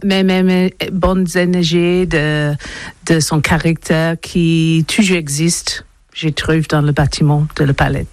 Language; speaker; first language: French; non-native, learner; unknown